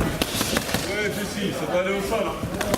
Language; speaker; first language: French; native; French